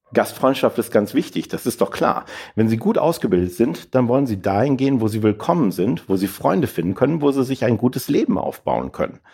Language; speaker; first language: German; native; German